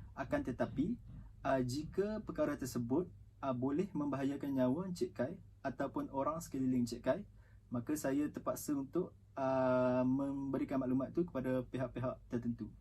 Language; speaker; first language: Malay; native; Malay